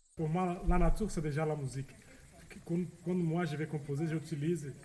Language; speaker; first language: French; non-native, fluent; Portuguese